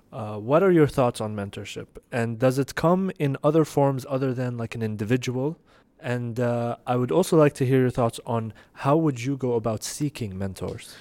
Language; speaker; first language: English; non-native, fluent; Arabic